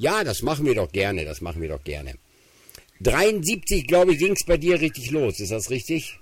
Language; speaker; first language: German; native; German